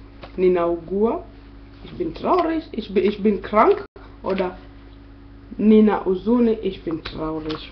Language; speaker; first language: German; non-native, fluent; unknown